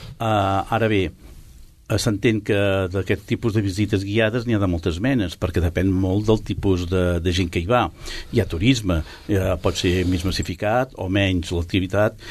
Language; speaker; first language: Catalan; native; Catalan